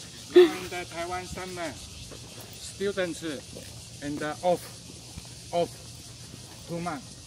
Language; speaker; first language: English; non-native, learner; Chinese